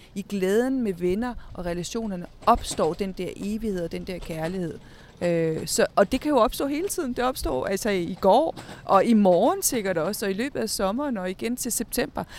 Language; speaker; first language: Danish; early bilingual, other home language; Spanish